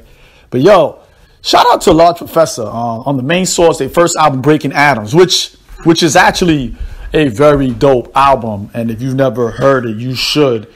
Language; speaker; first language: English; native; English